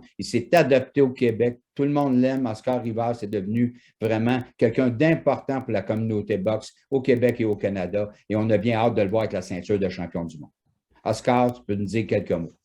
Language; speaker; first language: French; native; French